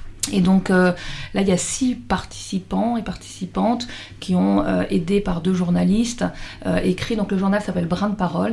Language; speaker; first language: French; native; French